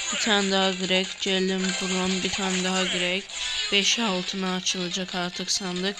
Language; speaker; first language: Turkish; native; Turkish